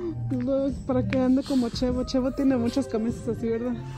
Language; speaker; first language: Spanish; early bilingual, heritage; Spanish